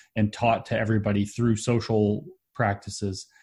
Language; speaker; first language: English; native; English